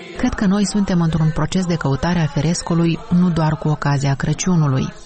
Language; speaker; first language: Romanian; native; Romanian